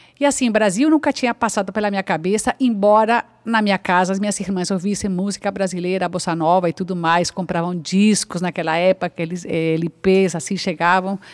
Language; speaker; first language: Portuguese; non-native, fluent; Spanish